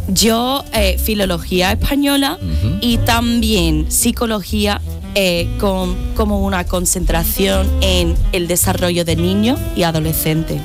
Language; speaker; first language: Spanish; non-native, fluent; English